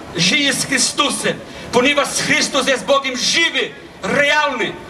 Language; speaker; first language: Polish; non-native, learner; Portuguese